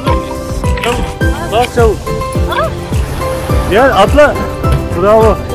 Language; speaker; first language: Turkish; native; Turkish